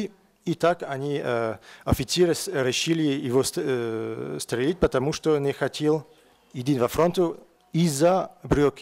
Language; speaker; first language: Russian; non-native, learner; French